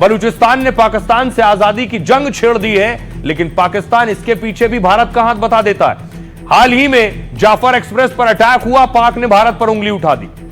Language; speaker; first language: Hindi; native; Hindi